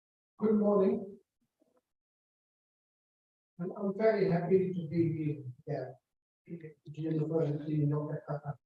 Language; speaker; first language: English; non-native, fluent; Dutch